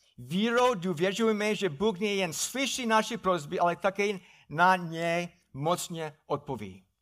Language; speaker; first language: Czech; non-native, fluent; English